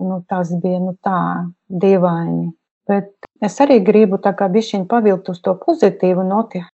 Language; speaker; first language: Latvian; non-native, local second language; Russian